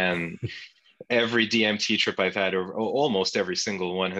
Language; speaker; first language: English; non-native, fluent; Turkish